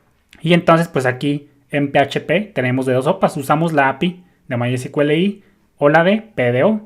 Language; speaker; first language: Spanish; native; Spanish